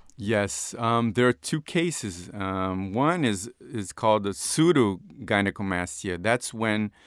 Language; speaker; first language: English; non-native, fluent; Portuguese